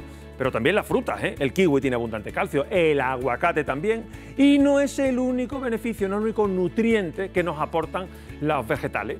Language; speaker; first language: Spanish; native; Spanish